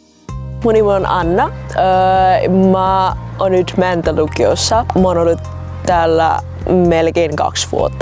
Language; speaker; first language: Finnish; non-native, fluent; Vietnamese